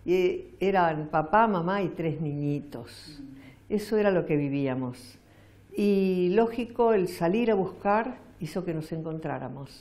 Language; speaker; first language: Spanish; native; Spanish